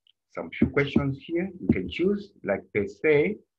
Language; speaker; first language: English; non-native, local second language; Bemba